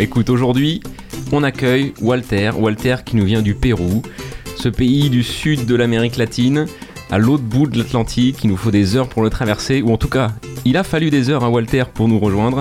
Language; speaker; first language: French; native; French